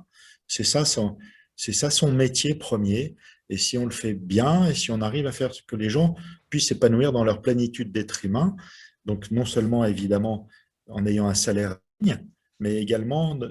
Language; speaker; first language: French; native; French